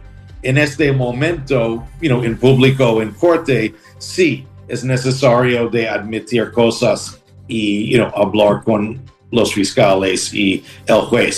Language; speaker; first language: Spanish; non-native, learner; English